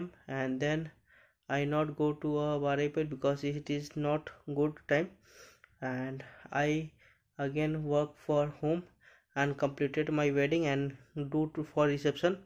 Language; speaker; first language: English; non-native, learner; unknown